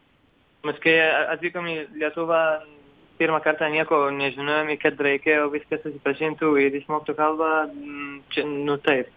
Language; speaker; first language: Lithuanian; non-native, learner; Arabic